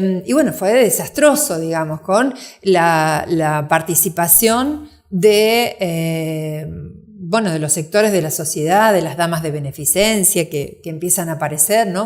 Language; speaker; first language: Spanish; native; Spanish